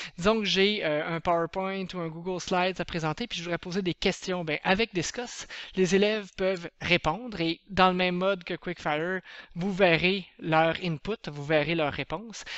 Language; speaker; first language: French; native; French